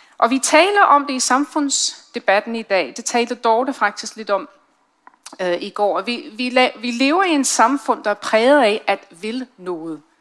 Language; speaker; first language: Danish; non-native, fluent; English